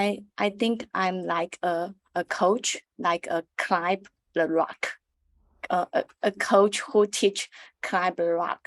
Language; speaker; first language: English; non-native, learner; Chinese